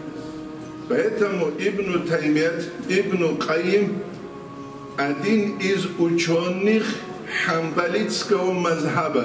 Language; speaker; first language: Russian; non-native, local second language; Avaric